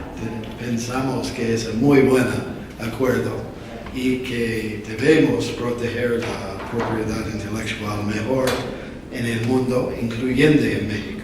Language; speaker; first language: Spanish; non-native, fluent; English